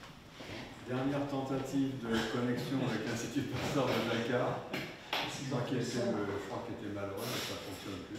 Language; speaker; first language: French; native; French